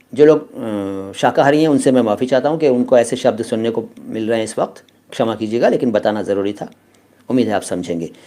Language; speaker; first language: Hindi; native; Hindi